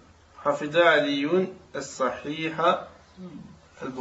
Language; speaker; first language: Arabic; non-native, learner; French